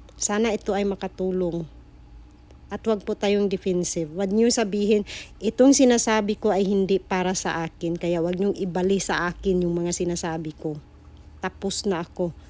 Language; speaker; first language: Filipino; non-native, local second language; Cebuano